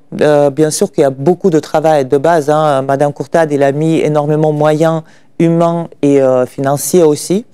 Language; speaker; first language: French; non-native, fluent; Russian